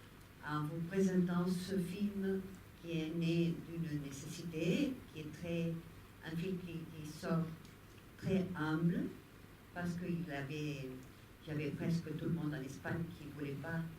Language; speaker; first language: French; non-native, fluent; Spanish